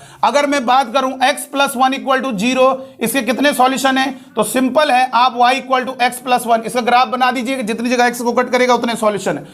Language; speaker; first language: Hindi; native; Hindi